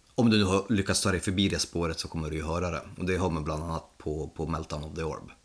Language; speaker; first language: Swedish; non-native, fluent; Polish